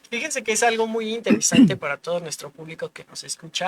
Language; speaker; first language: Spanish; native; Spanish